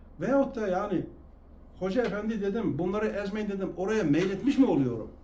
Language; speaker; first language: Turkish; non-native, local second language; Kurdish